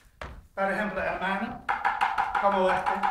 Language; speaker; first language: Spanish; non-native, learner; English